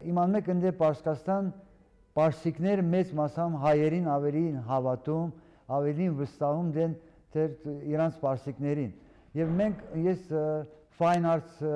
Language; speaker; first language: Armenian; early bilingual, heritage; Armenian